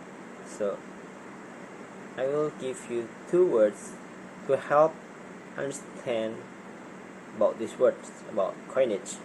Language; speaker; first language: English; non-native, learner; Indonesian